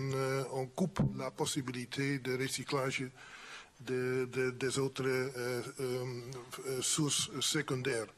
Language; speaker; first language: French; non-native, fluent; Dutch